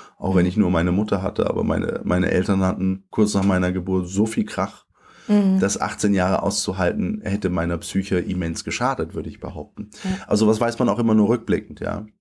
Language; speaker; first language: German; native; German